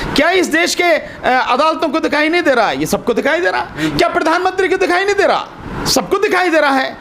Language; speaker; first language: Hindi; native; Hindi